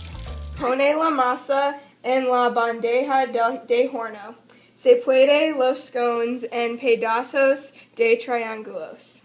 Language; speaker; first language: Spanish; non-native, learner; English